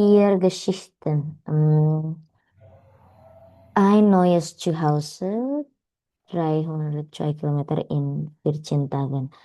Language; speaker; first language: German; non-native, learner; Indonesian